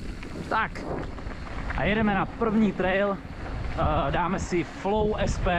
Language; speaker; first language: Czech; native; Czech